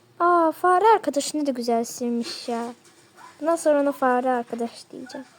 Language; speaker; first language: Turkish; native; Turkish